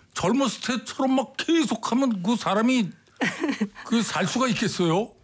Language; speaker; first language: Korean; native; Korean